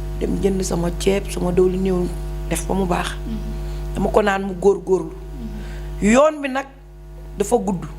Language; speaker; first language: Wolof; native; Wolof